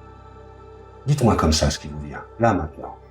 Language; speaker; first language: French; native; French